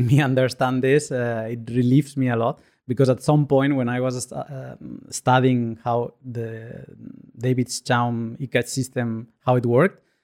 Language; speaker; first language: English; non-native, fluent; Spanish